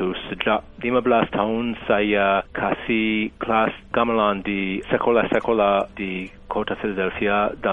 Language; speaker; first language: Indonesian; non-native, fluent; English